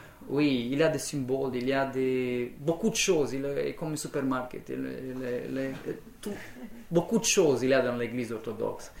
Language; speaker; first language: French; non-native, fluent; Romanian